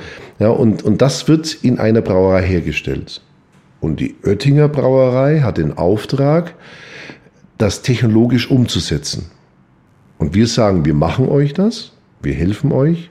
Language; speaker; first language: German; native; German